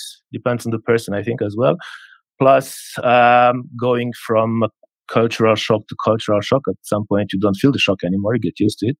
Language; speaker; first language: English; non-native, fluent; Romanian